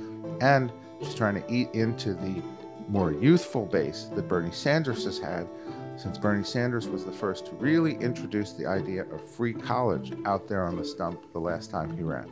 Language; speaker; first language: English; native; English